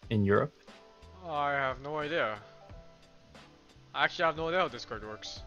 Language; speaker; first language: English; early bilingual, heritage; Dutch